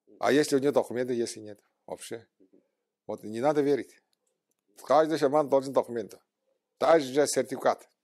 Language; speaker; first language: Russian; non-native, local second language; Tuvinian